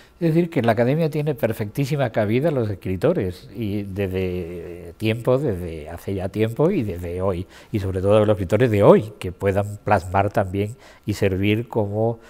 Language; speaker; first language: Spanish; native; Spanish